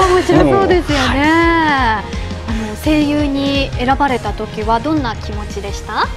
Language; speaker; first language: Japanese; native; Japanese